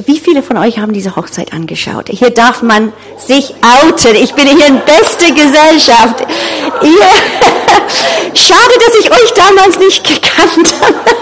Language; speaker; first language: German; non-native, fluent; English